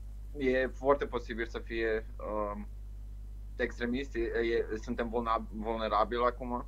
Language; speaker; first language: Romanian; early bilingual, heritage; Romanian